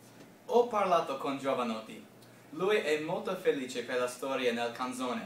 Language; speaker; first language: Italian; non-native, learner; English